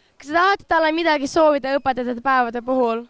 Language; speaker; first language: Estonian; native; Estonian